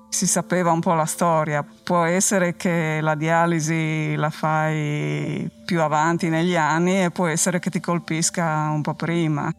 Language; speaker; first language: Italian; non-native, local second language; Friulian